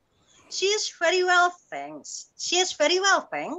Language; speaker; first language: English; non-native, fluent; Indonesian